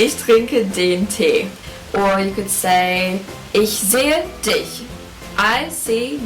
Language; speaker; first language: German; non-native, fluent; English